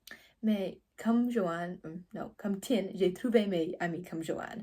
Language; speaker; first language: French; non-native, learner; English